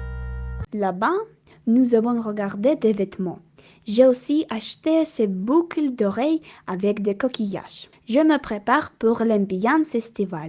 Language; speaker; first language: French; non-native, learner; Russian